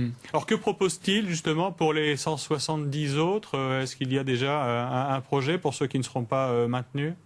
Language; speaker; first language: French; native; French